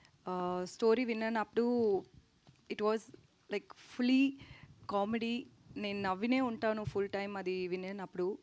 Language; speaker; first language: Telugu; non-native, learner; Tamil